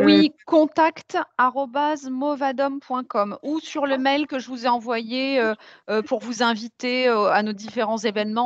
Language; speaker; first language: French; native; French